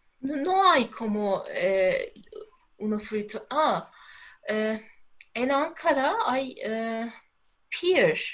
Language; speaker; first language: Spanish; non-native, learner; Turkish